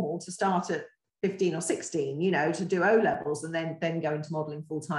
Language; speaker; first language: English; native; English